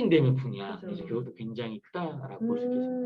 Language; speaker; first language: Korean; native; Korean